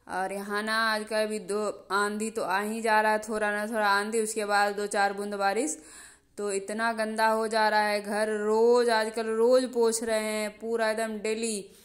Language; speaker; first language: Hindi; native; Hindi